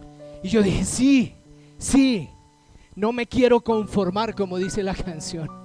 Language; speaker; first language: Spanish; native; Spanish